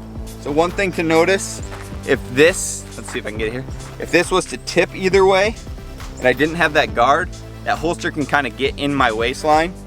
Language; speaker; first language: English; native; English